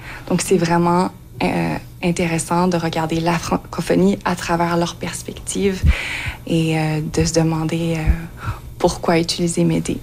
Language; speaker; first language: French; native; French